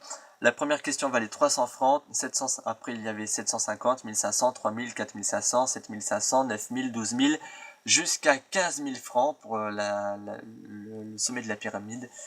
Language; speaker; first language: French; native; French